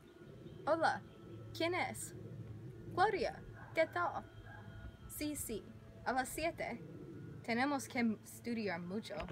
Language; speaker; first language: Spanish; non-native, learner; English